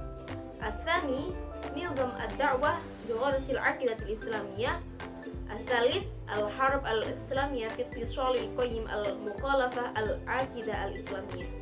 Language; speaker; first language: Arabic; non-native, learner; Indonesian